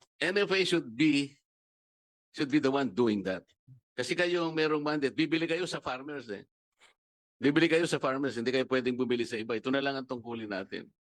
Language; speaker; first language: Filipino; non-native, local second language; Pampanga